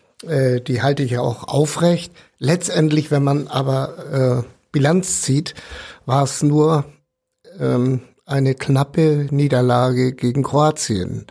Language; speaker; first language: German; native; German